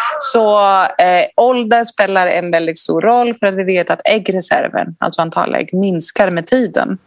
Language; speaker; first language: Swedish; non-native, fluent; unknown